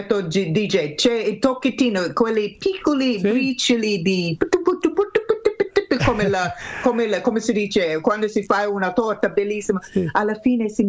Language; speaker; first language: Italian; non-native, learner; English